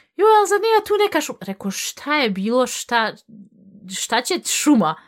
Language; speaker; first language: Bosnian; early bilingual, heritage; Bosnian